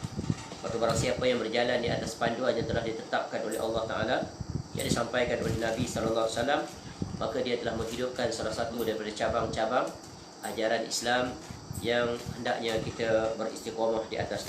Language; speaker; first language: Malay; native; Malay